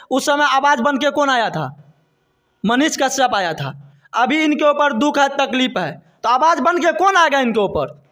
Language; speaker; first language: Hindi; native; Hindi